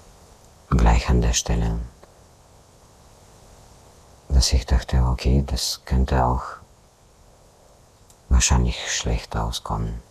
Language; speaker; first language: German; non-native, fluent; Russian